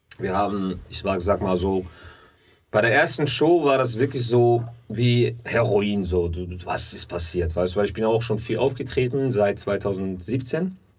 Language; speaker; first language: German; native; German